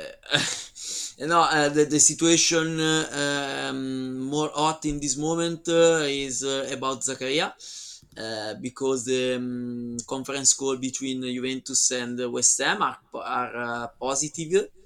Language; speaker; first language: English; non-native, learner; Italian